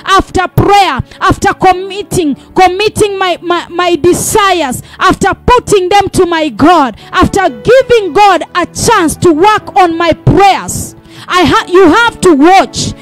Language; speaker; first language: English; non-native, local second language; Swahili